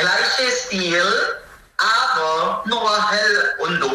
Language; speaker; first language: German; non-native, learner; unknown